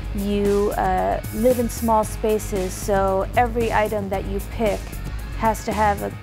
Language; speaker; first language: English; native; English